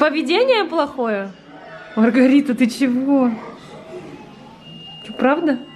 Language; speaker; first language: Russian; native; Russian